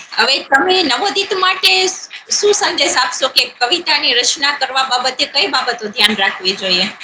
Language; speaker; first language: Gujarati; native; Gujarati